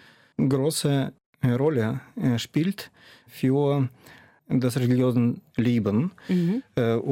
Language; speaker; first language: German; non-native, fluent; Russian